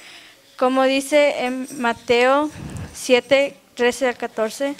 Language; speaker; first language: Spanish; early bilingual, other home language; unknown